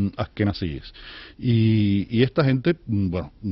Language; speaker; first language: Spanish; native; Spanish